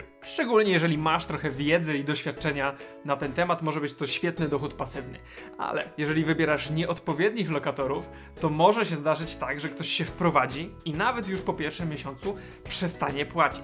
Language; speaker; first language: Polish; native; Polish